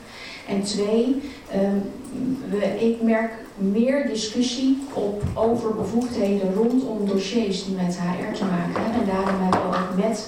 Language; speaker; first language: Dutch; native; Dutch